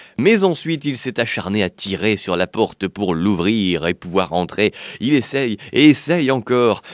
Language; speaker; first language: French; native; French